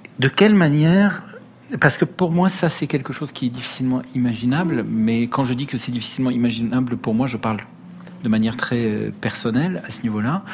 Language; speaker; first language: French; early bilingual, other home language; Arabic